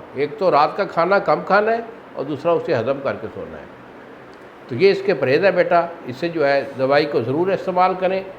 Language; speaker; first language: Urdu; non-native, local second language; Punjabi